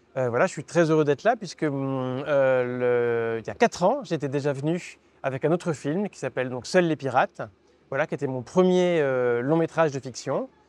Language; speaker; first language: French; native; French